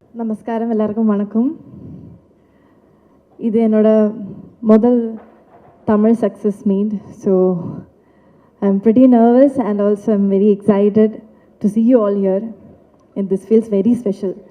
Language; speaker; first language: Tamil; non-native, local second language; Malayalam